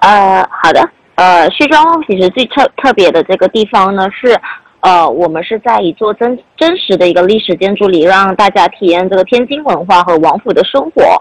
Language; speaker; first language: Chinese; early bilingual, heritage; Chinese